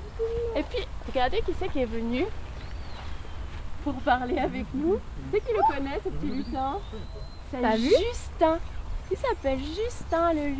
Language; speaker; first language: French; native; French